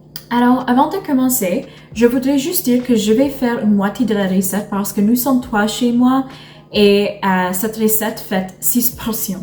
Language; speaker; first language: French; non-native, learner; English